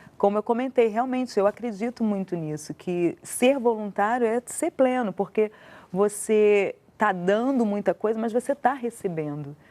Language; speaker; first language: Portuguese; native; Portuguese